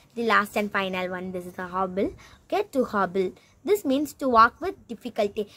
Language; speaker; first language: English; non-native, local second language; Tamil